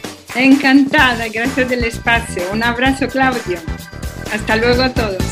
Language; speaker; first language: Spanish; non-native, fluent; Italian